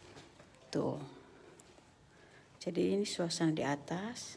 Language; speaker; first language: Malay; non-native, local second language; Sundanese